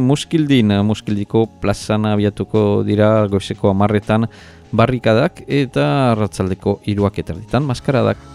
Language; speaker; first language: Basque; native; Basque